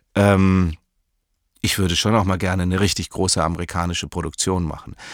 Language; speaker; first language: German; native; German